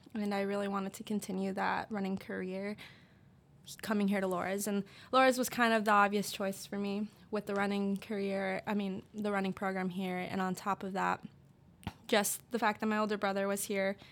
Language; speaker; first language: English; native; English